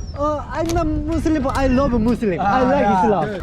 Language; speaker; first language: English; non-native, learner; Korean